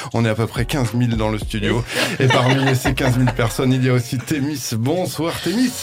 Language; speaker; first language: French; native; French